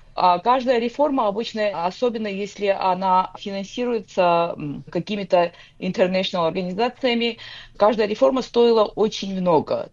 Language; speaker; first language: Russian; non-native, local second language; Georgian